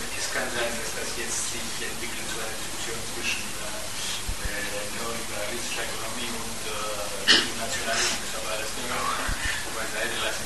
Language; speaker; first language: German; non-native, fluent; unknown